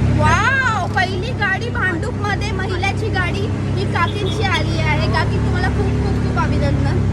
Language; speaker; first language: Marathi; non-native, local second language; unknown